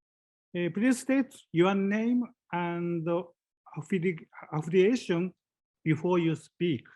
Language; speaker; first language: English; non-native, learner; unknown